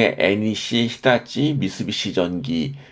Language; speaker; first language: Korean; native; Korean